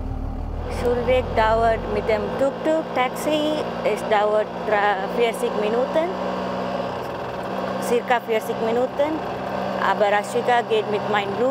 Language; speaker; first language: German; non-native, learner; Tamil